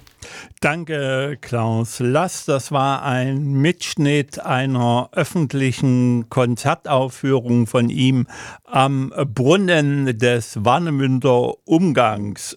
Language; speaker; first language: German; native; German